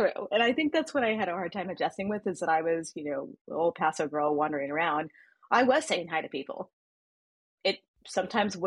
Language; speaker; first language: English; native; English